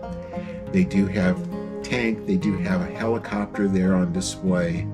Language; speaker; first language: English; native; English